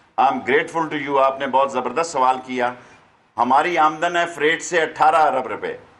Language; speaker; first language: Urdu; non-native, local second language; Punjabi